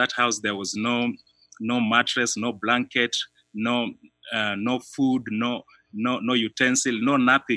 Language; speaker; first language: English; non-native, local second language; Luo (Kenya and Tanzania)